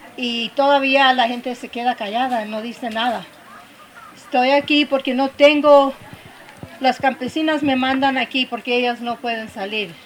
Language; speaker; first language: Spanish; early bilingual, heritage; Spanish